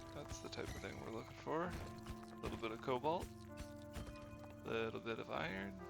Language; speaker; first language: English; native; English